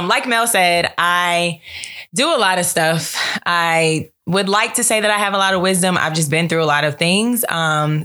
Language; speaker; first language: English; native; English